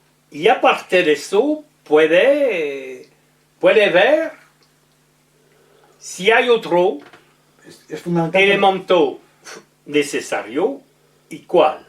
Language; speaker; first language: Spanish; non-native, learner; French